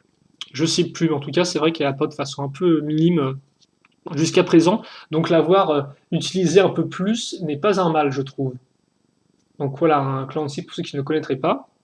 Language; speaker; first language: French; native; French